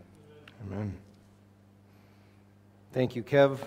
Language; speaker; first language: English; native; English